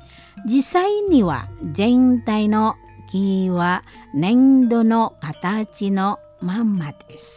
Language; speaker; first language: Japanese; non-native, learner; Indonesian